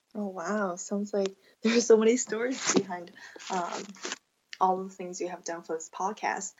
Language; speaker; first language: English; non-native, fluent; Chinese